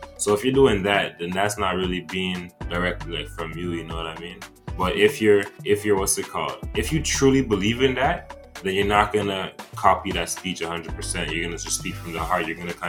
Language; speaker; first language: English; native; English